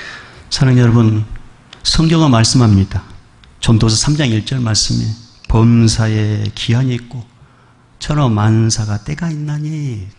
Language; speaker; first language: Korean; native; Korean